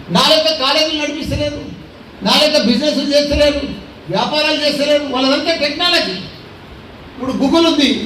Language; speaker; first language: Telugu; native; Telugu